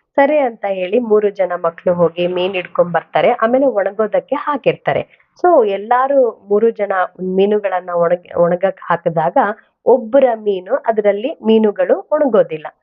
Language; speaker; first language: Kannada; non-native, local second language; Telugu